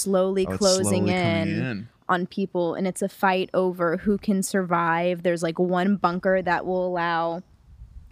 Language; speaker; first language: English; native; English